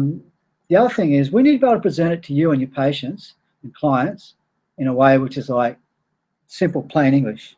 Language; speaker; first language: English; native; English